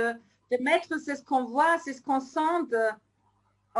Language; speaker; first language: French; non-native, fluent; German